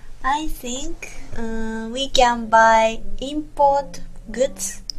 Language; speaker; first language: English; non-native, learner; Japanese